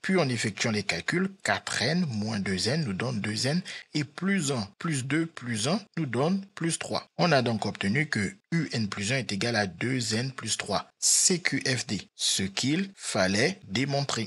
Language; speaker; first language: French; native; French